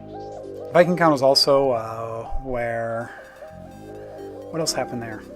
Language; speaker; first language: English; native; English